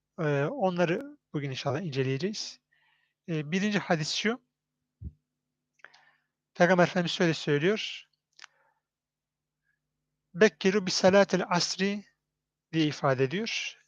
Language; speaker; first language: Turkish; native; Turkish